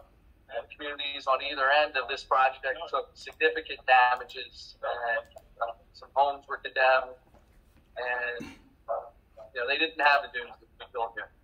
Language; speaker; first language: English; native; English